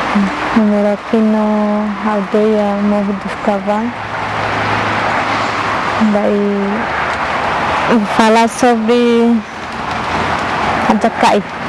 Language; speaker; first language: Portuguese; non-native, local second language; Guarani